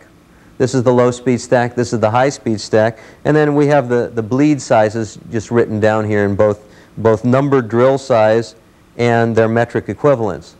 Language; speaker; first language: English; native; English